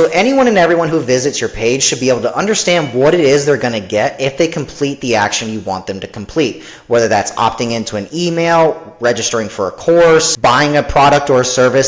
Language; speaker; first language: English; native; English